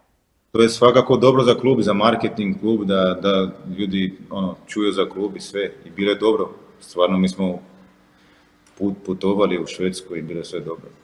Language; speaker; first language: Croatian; non-native, fluent; Portuguese